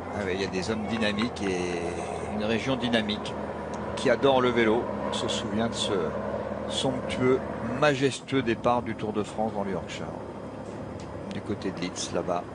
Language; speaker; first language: French; native; French